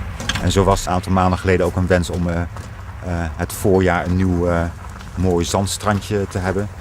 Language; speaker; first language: Dutch; native; Dutch